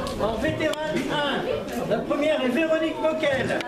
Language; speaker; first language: French; native; French